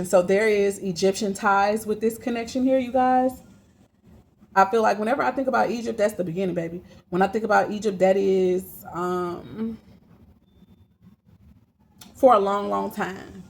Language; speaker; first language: English; native; English